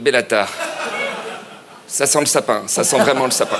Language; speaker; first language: French; native; French